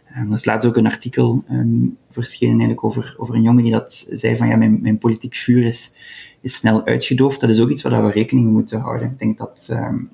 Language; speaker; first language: Dutch; native; Dutch